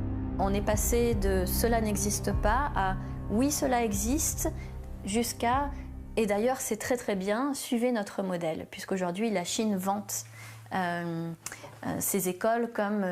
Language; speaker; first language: French; native; French